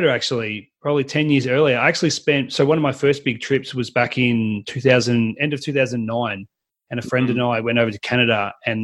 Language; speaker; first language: English; native; English